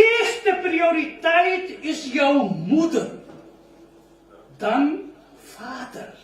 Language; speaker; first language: Dutch; non-native, learner; Urdu